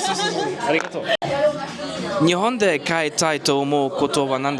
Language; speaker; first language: Japanese; non-native, learner; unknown